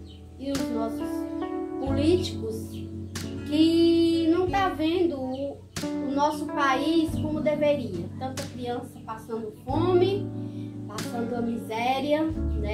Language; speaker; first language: Portuguese; native; Portuguese